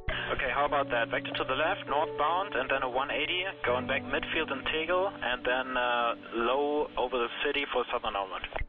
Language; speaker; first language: English; non-native, fluent; German